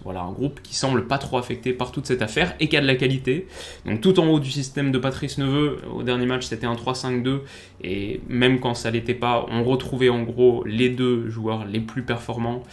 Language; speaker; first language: French; native; French